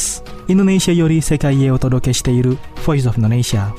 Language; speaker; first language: Japanese; non-native, fluent; Indonesian